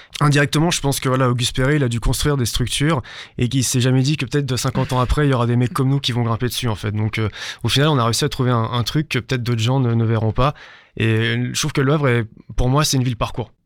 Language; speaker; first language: French; native; French